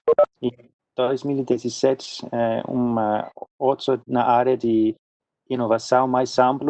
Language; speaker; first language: Portuguese; non-native, fluent; Swedish